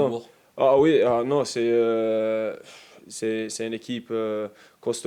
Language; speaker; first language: French; non-native, learner; English